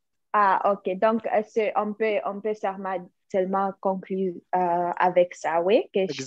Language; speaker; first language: French; non-native, learner; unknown